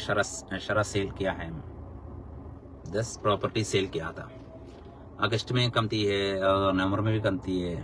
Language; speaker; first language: Hindi; non-native, local second language; Malayalam